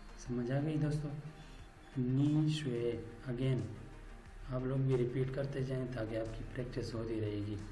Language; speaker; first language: Urdu; native; Urdu